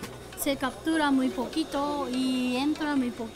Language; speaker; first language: Spanish; non-native, learner; Japanese